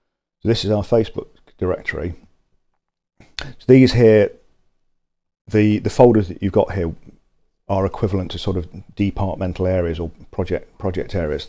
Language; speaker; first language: English; native; English